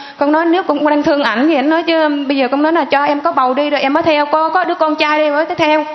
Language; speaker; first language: Vietnamese; native; Vietnamese